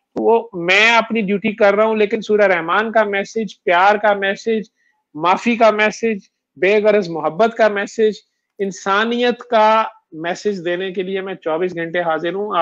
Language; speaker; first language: Urdu; non-native, local second language; Punjabi